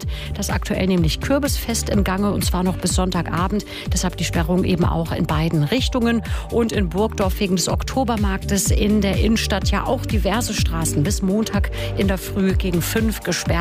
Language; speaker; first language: German; native; German